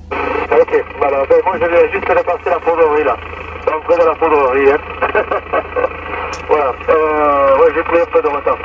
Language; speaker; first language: French; native; French